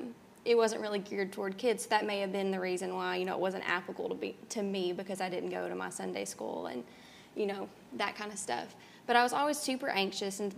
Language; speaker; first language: English; native; English